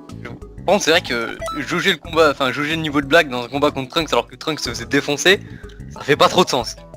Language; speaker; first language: French; native; French